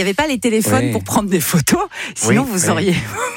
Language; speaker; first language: French; native; French